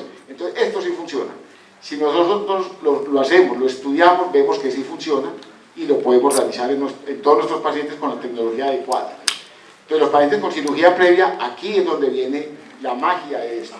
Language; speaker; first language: Spanish; native; Spanish